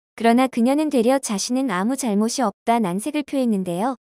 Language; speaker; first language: Korean; native; Korean